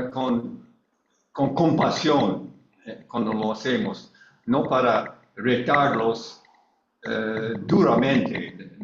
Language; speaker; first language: Spanish; non-native, learner; English